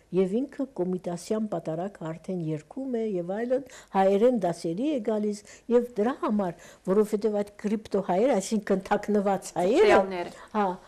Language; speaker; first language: Armenian; early bilingual, heritage; Armenian